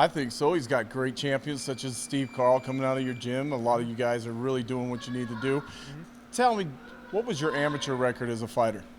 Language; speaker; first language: English; native; English